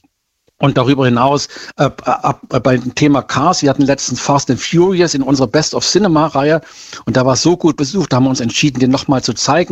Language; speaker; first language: German; native; German